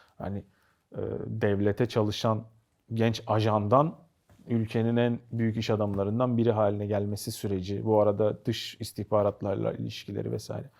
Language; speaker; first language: Turkish; native; Turkish